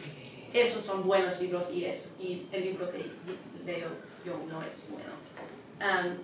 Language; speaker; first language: Spanish; non-native, learner; English